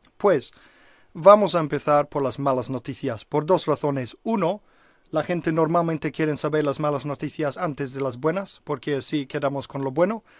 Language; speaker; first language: Spanish; non-native, fluent; English